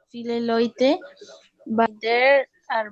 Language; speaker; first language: German; non-native, learner; Spanish